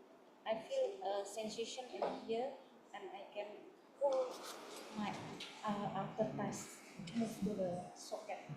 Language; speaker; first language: English; non-native, learner; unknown